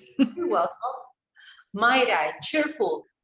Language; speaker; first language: English; non-native, fluent; Spanish